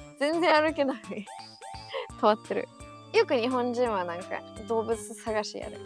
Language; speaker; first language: Japanese; non-native, fluent; English